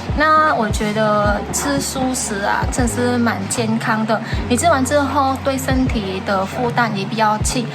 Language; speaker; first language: Chinese; non-native, fluent; Vietnamese